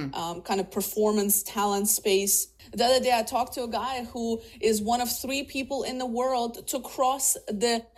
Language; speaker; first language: English; early bilingual, other home language; Russian